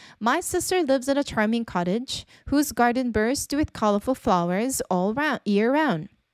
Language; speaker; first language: English; non-native, fluent; Korean